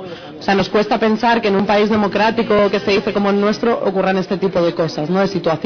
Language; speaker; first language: Spanish; native; Spanish